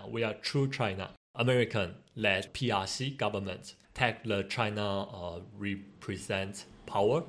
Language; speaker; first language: English; non-native, learner; Chinese